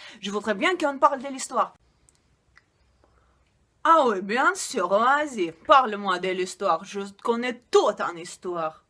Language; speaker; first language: French; non-native, fluent; Russian